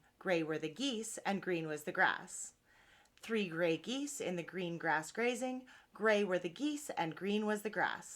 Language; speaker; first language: English; native; English